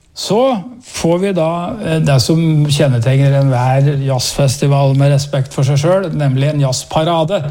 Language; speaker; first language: Norwegian; native; Norwegian